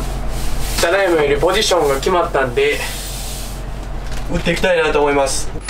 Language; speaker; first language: Japanese; native; Japanese